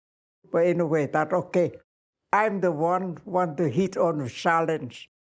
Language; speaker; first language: English; non-native, fluent; Vietnamese